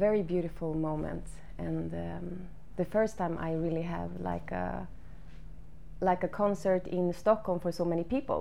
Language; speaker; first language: English; non-native, fluent; Swedish